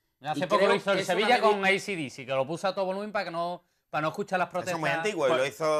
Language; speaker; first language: Spanish; native; Spanish